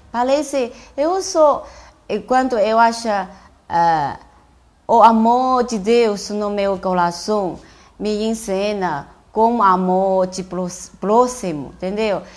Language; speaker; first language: Portuguese; non-native, learner; Chinese